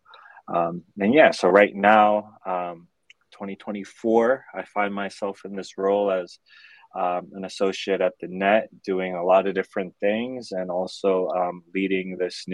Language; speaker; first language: English; native; English